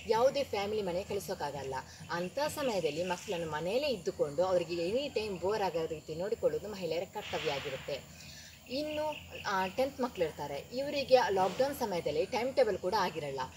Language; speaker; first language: Kannada; native; Kannada